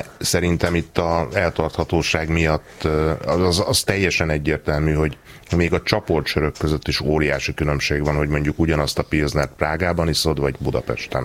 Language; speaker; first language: Hungarian; native; Hungarian